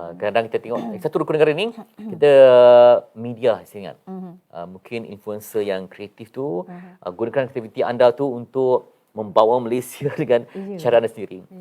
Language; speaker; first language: Malay; native; Malay